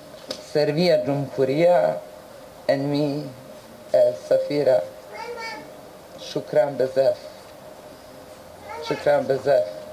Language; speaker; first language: English; non-native, fluent; Serbian